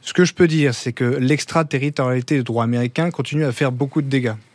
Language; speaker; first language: French; native; French